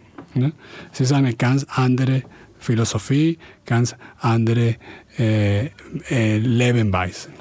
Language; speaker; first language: German; non-native, fluent; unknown